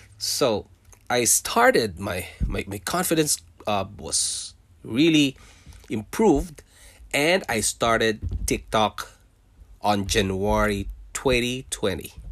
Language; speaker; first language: English; non-native, local second language; Filipino